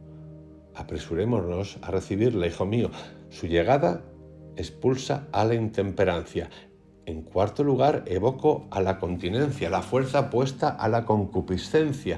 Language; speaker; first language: Spanish; native; Spanish